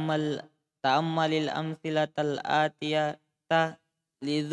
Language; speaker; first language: Arabic; non-native, learner; Indonesian